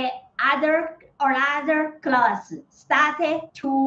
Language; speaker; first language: English; non-native, learner; Chinese